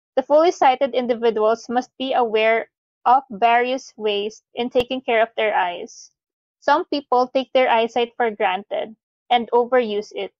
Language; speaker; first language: English; non-native, local second language; Filipino